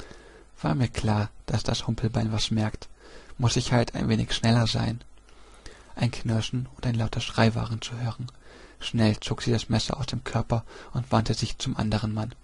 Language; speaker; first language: German; native; German